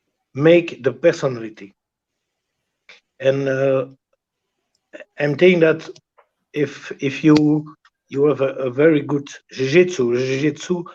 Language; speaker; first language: English; non-native, learner; French